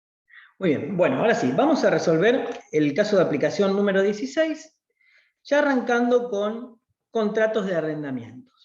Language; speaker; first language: Spanish; native; Spanish